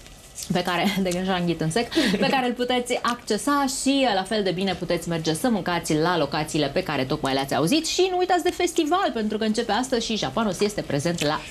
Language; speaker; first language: Romanian; native; Romanian